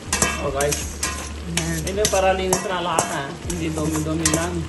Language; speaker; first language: Filipino; non-native, learner; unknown